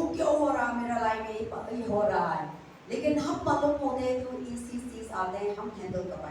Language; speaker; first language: Hindi; non-native, local second language; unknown